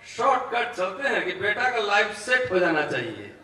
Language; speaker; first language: Hindi; native; Hindi